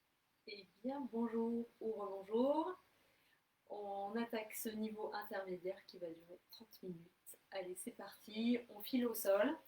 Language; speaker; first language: French; native; French